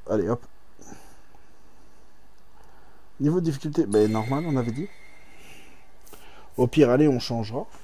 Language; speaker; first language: French; native; French